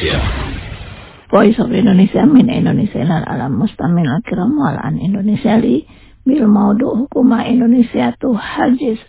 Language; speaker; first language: Arabic; non-native, learner; Indonesian